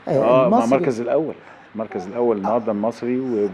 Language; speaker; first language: Arabic; native; Arabic